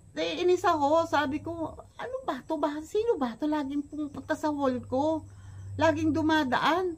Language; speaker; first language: Filipino; native; Filipino